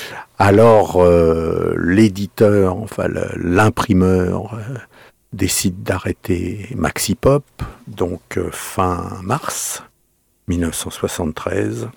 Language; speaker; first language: French; native; French